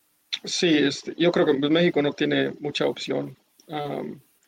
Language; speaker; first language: Spanish; early bilingual, heritage; English